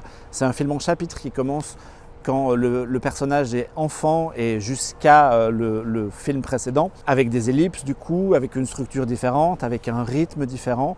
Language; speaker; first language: French; native; French